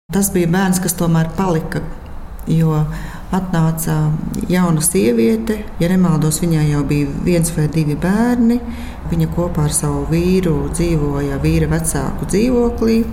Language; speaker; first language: Latvian; native; Latvian